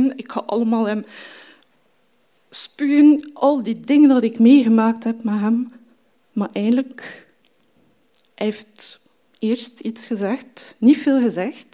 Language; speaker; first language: Dutch; non-native, fluent; French